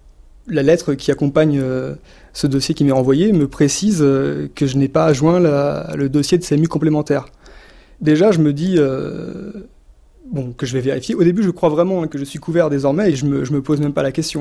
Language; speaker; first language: French; native; French